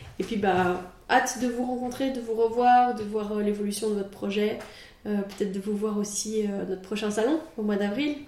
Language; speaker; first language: French; native; French